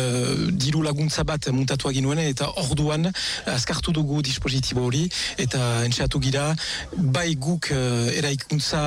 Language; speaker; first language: Basque; native; Basque